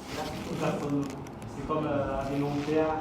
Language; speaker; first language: French; non-native, learner; Khmer